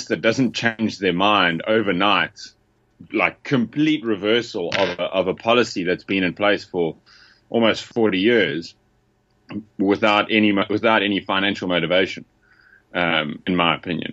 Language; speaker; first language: English; native; English